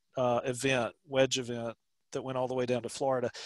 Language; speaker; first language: English; native; English